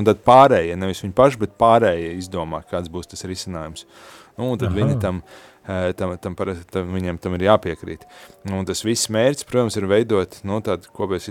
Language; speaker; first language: Latvian; native; Latvian